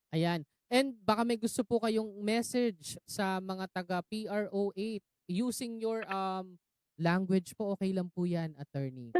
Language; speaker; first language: Filipino; native; Filipino